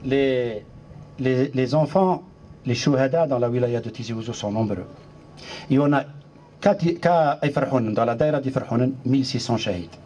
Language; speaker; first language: French; non-native, local second language; Arabic